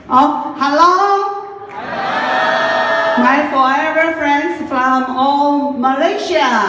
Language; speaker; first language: English; non-native, learner; Japanese